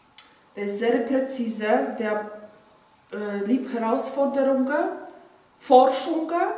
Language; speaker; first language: German; non-native, fluent; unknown